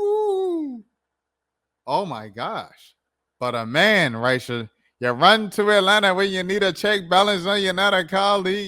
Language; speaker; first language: English; native; English